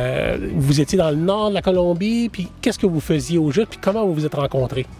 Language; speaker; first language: French; native; French